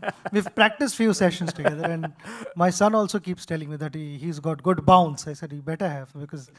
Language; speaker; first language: English; non-native, local second language; Marathi